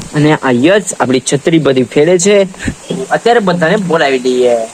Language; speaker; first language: Gujarati; native; Gujarati